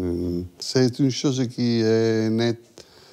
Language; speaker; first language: French; non-native, fluent; Italian